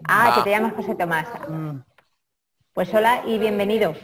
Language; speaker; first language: Spanish; native; Spanish